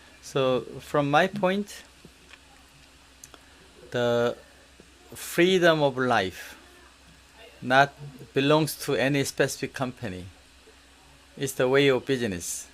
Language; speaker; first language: English; non-native, learner; Korean